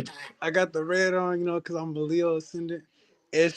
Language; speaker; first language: English; native; English